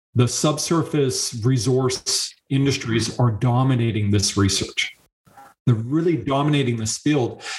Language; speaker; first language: English; native; English